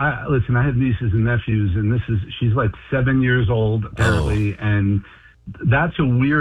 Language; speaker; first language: English; native; English